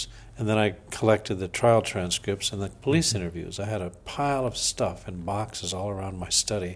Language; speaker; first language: English; native; English